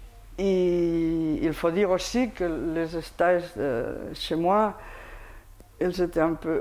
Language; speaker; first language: French; non-native, fluent; Spanish